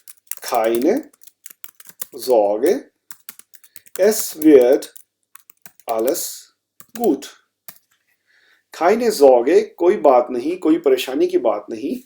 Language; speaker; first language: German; non-native, fluent; Urdu